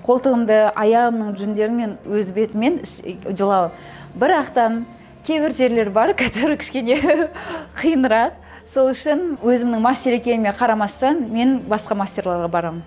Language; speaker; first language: Kazakh; non-native, local second language; Russian